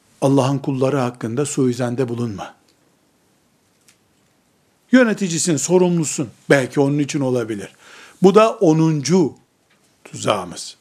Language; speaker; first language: Turkish; native; Turkish